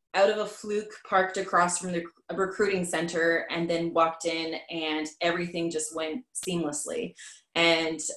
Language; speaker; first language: English; native; English